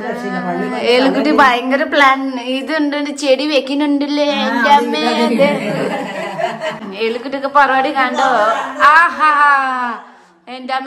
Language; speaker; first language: Malayalam; non-native, learner; Nepali